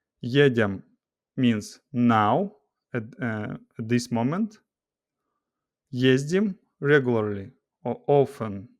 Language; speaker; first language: English; non-native, fluent; Russian